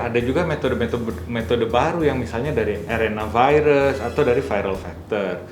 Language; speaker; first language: Indonesian; native; Indonesian